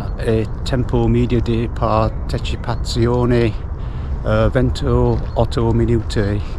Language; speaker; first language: Italian; non-native, learner; English